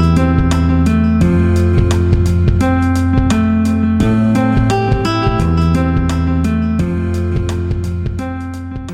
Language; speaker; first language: English; native; English